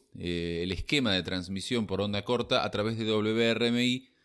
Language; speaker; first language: Spanish; native; Spanish